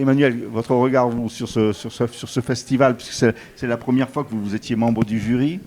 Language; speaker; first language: French; native; French